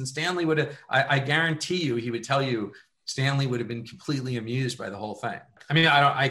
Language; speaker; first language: English; native; English